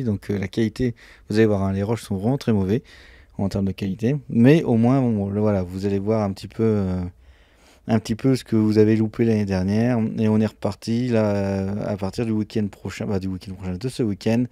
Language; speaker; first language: French; native; French